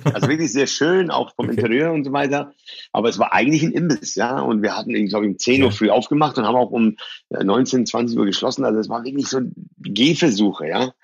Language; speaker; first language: German; early bilingual, other home language; Persian